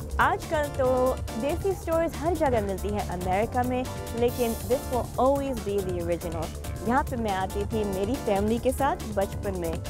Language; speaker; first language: Hindi; early bilingual, heritage; Urdu